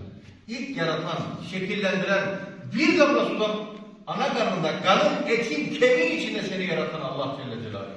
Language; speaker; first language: Turkish; native; Turkish